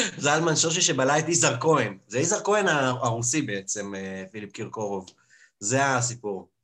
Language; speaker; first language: Hebrew; early bilingual, other home language; Russian